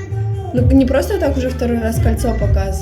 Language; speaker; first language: Russian; native; Russian